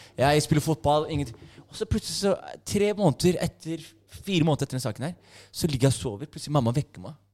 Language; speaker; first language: Norwegian; native; Norwegian